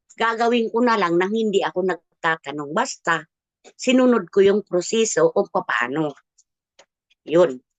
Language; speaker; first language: Filipino; non-native, local second language; Cebuano